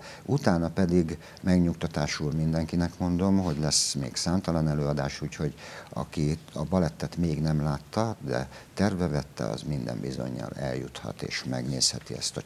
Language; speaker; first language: Hungarian; native; Hungarian